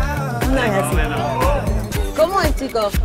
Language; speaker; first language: Spanish; native; Spanish